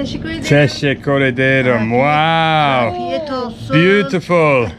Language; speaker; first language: Turkish; non-native, learner; English